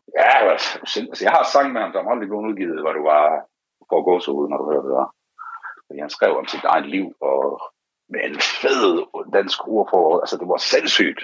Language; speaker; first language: Danish; early bilingual, other home language; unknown